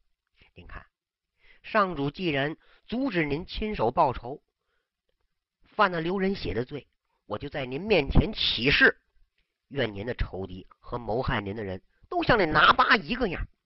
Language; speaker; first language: Chinese; native; Chinese